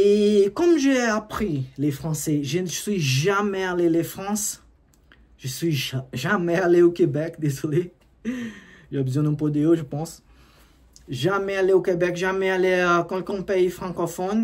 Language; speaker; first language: French; non-native, learner; Portuguese